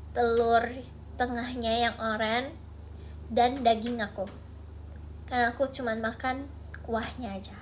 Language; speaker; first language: Indonesian; native; Indonesian